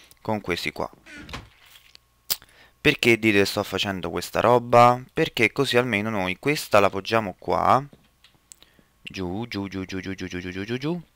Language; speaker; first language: Italian; native; Italian